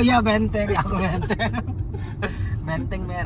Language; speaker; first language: Indonesian; non-native, learner; Hindi